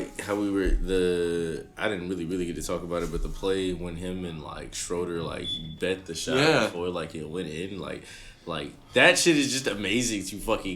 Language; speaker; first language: English; native; English